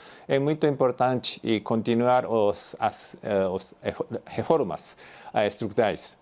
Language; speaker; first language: Portuguese; non-native, fluent; Japanese